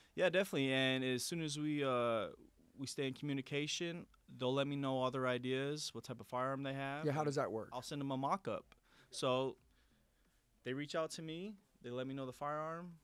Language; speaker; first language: English; native; English